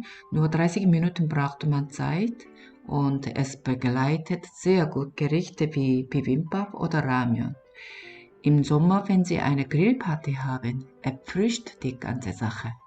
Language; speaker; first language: German; non-native, learner; Korean